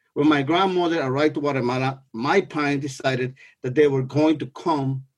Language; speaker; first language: English; non-native, fluent; Spanish